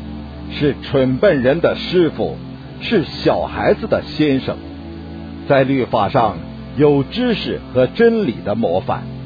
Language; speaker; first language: Chinese; native; Chinese